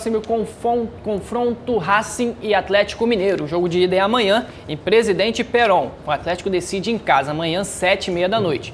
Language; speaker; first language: Portuguese; native; Portuguese